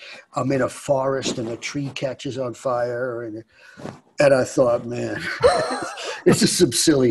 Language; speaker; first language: English; native; English